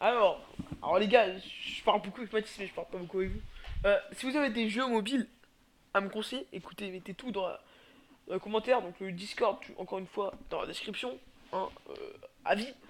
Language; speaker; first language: French; native; French